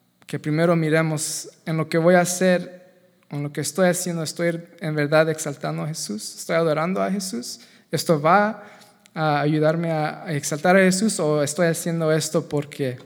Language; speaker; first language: Spanish; native; Spanish